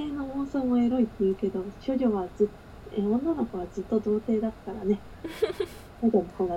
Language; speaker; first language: Japanese; native; Japanese